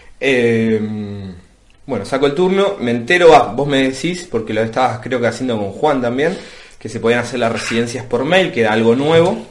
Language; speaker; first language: Spanish; native; Spanish